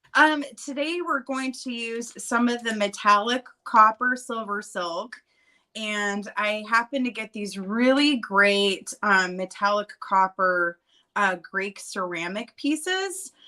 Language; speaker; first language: English; native; English